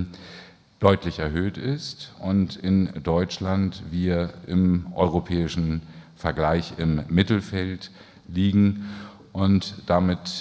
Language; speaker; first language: German; native; German